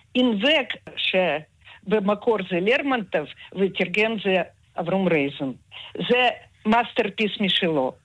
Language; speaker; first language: Hebrew; non-native, fluent; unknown